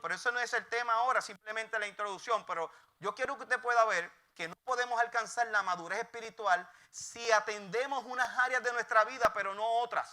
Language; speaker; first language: Spanish; native; Spanish